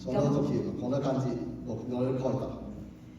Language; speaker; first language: Japanese; non-native, learner; Cantonese